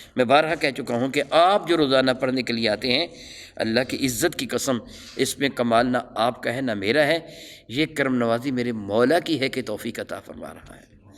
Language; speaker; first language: Urdu; non-native, local second language; Punjabi